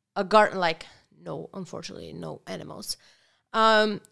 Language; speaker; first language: English; non-native, fluent; Bulgarian